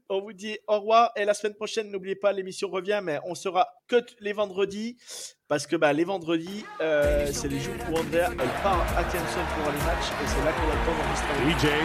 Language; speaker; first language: French; native; French